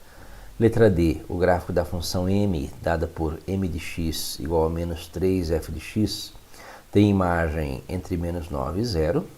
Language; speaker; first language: Portuguese; native; Portuguese